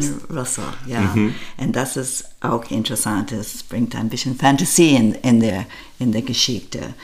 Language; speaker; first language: German; non-native, learner; English